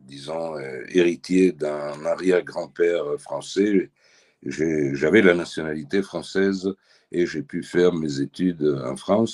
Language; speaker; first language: French; early bilingual, heritage; French